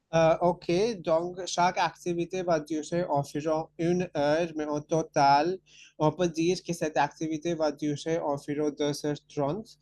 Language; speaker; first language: French; non-native, fluent; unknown